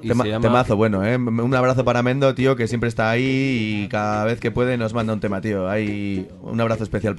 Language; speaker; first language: Spanish; native; Spanish